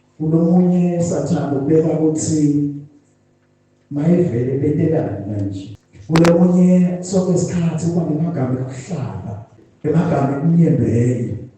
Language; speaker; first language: Zulu; non-native, local second language; Swati